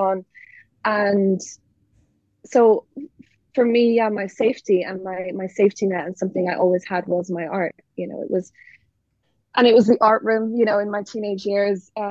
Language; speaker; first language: English; native; English